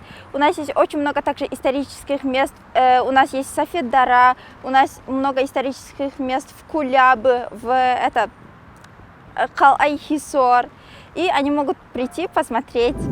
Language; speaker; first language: Russian; non-native, local second language; Tajik